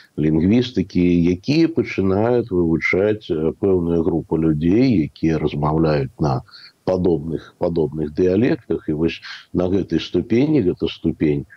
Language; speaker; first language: Belarusian; native; Belarusian